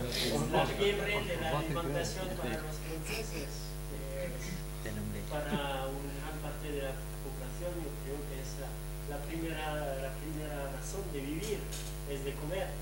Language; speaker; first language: Spanish; non-native, fluent; French